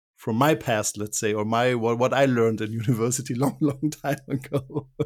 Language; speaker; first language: English; non-native, fluent; German